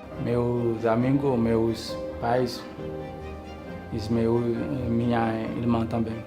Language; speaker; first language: Portuguese; non-native, learner; Haitian Creole